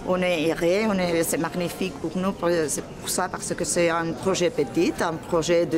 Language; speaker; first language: French; non-native, learner; Spanish